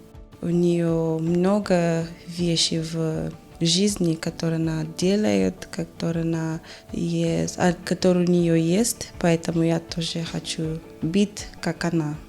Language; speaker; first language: Russian; non-native, learner; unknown